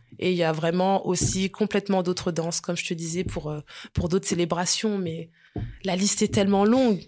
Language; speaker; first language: French; early bilingual, other home language; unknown